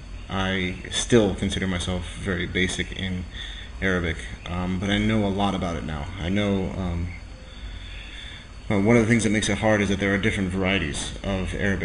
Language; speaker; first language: English; native; English